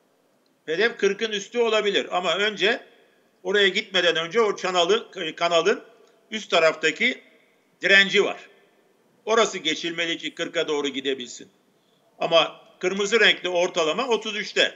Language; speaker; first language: Turkish; native; Turkish